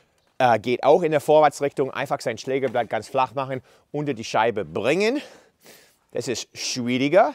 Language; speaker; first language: German; non-native, fluent; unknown